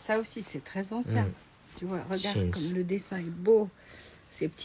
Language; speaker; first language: French; native; French